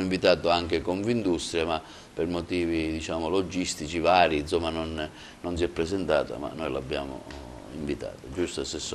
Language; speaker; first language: Italian; native; Italian